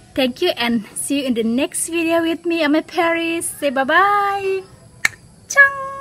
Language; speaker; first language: English; non-native, learner; Indonesian